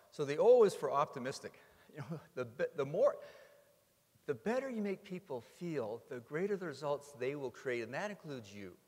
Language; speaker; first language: English; native; English